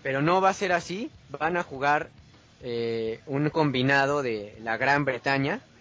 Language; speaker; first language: Spanish; native; Spanish